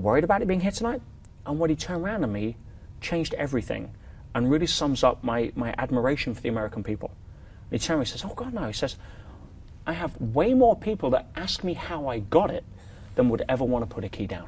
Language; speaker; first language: English; native; English